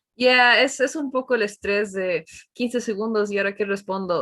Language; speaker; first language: Spanish; early bilingual, heritage; Spanish